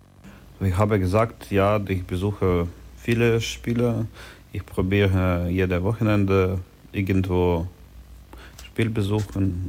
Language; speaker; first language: German; non-native, learner; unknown